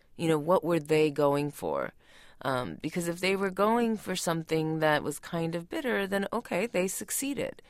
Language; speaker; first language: English; early bilingual, other home language; Tamil